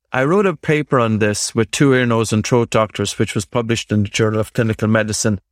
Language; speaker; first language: English; native; English